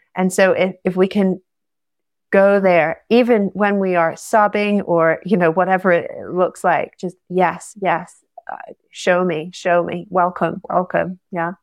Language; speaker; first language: English; native; English